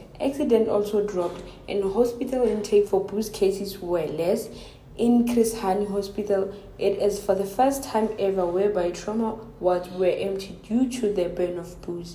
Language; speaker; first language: English; non-native, local second language; Northern Sotho